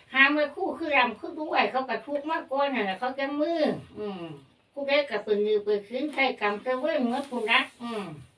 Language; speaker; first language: Thai; native; Thai